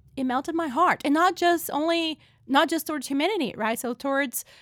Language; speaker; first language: English; non-native, fluent; Portuguese